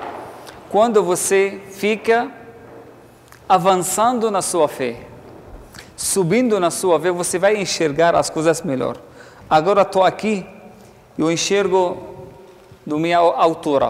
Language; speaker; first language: Portuguese; non-native, learner; Arabic